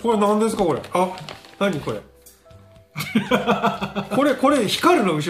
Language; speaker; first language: Japanese; native; Japanese